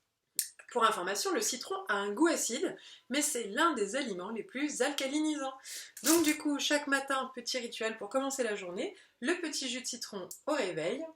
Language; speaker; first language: French; native; French